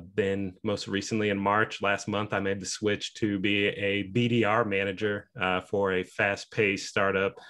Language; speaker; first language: English; native; English